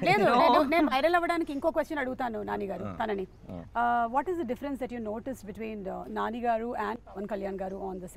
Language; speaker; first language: Telugu; native; Telugu